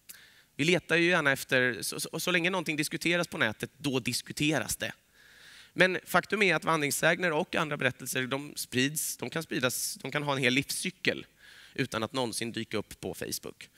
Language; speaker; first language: Swedish; native; Swedish